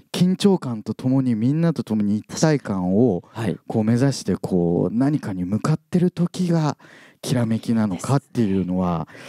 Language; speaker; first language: Japanese; native; Japanese